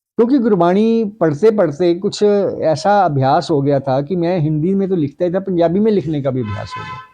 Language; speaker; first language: Hindi; non-native, local second language; Punjabi